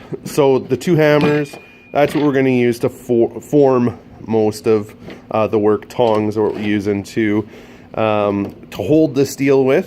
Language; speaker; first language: English; native; English